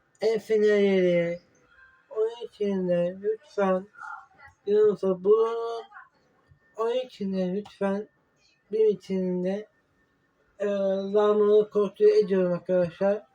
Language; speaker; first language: Turkish; non-native, learner; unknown